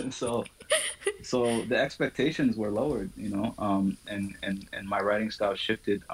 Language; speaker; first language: English; early bilingual, other home language; Somali